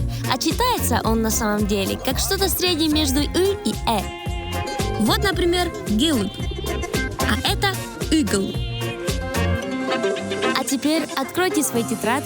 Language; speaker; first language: Russian; native; Russian